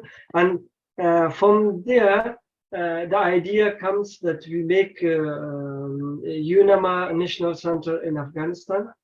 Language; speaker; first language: English; non-native, learner; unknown